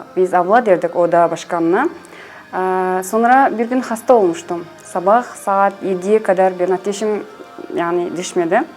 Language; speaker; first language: Turkish; non-native, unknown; Kazakh